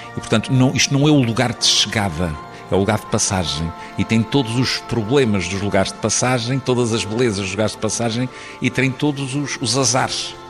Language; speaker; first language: Portuguese; native; Portuguese